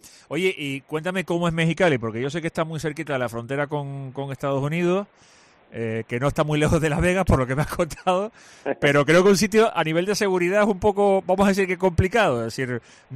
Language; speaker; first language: Spanish; native; Spanish